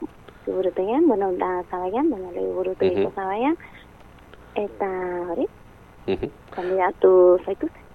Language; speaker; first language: Basque; non-native, local second language; Spanish